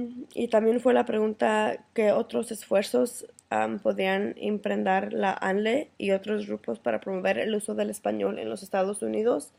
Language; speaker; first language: Spanish; early bilingual, heritage; Spanish